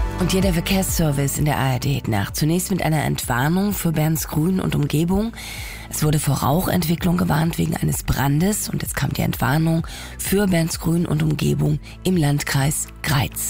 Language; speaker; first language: German; native; German